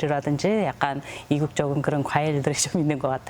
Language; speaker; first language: Korean; non-native, fluent; Kyrgyz